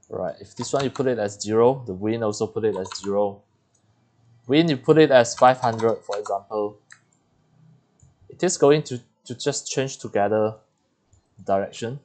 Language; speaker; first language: English; non-native, fluent; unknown